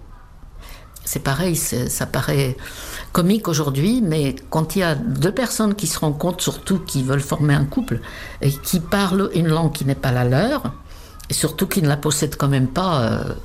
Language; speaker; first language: French; non-native, fluent; Czech